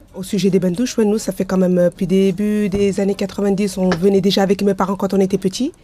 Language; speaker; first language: French; early bilingual, other home language; Arabic